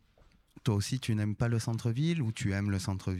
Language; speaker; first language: French; native; French